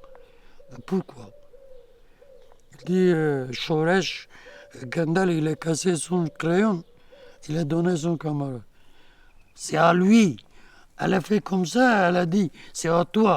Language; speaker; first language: French; non-native, learner; Kurdish